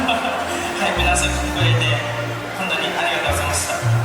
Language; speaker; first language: Japanese; non-native, local second language; Mongolian